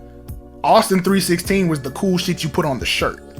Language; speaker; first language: English; native; English